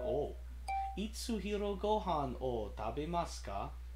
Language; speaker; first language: Japanese; non-native, learner; English